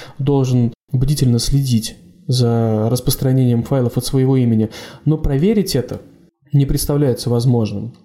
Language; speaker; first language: Russian; native; Russian